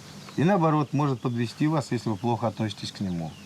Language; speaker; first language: Russian; native; Russian